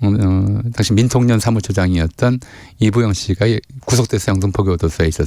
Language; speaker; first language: Korean; native; Korean